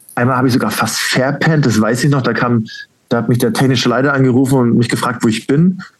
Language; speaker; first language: German; native; German